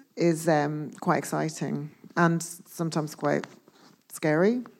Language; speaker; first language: English; native; English